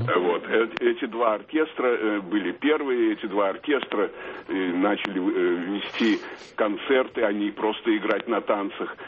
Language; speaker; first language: Russian; native; Russian